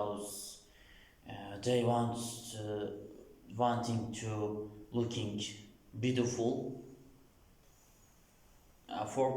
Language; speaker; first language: English; non-native, learner; Turkish